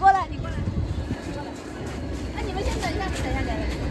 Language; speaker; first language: Chinese; native; Chinese